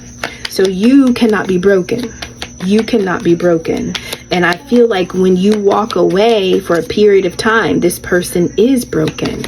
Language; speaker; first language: English; native; English